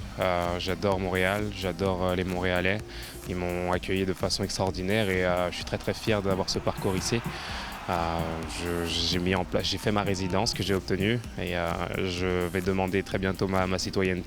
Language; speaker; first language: French; native; French